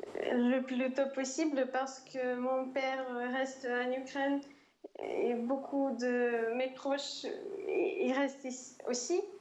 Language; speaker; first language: French; non-native, fluent; Ukrainian